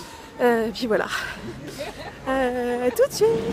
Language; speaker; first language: French; native; French